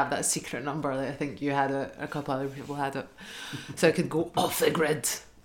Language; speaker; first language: English; native; English